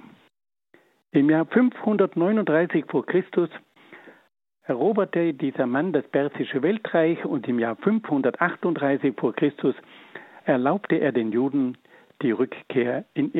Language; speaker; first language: German; native; German